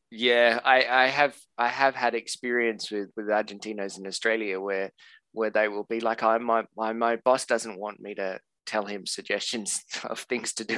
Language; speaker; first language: English; native; English